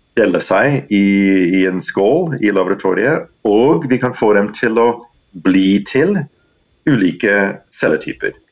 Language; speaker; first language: Norwegian; non-native, fluent; English